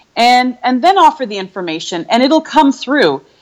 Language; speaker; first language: English; native; English